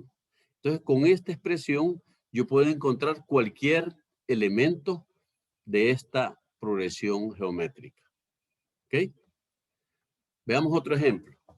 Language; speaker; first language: Spanish; native; Spanish